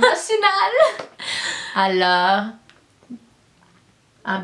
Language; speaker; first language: French; non-native, learner; English